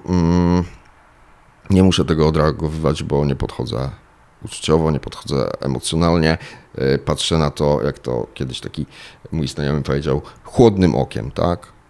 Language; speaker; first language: Polish; native; Polish